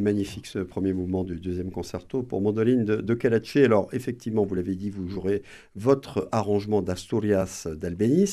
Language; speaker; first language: French; native; French